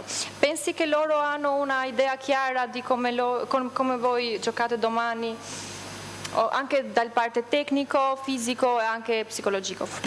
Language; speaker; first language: Italian; non-native, fluent; Albanian